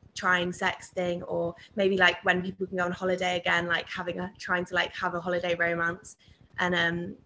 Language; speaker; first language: English; native; English